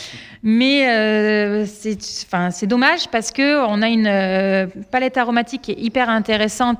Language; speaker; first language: French; native; French